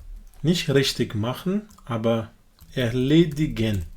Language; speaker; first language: German; non-native, fluent; Portuguese